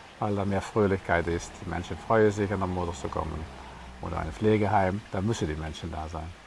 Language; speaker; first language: German; non-native, fluent; Dutch